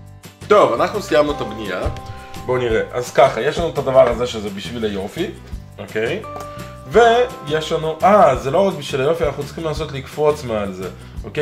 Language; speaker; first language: Hebrew; native; Hebrew